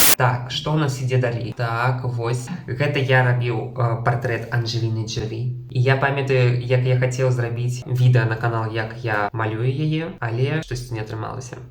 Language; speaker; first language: Belarusian; non-native, local second language; Russian